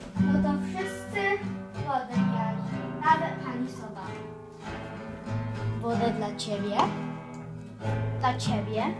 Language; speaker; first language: Polish; early bilingual, heritage; Polish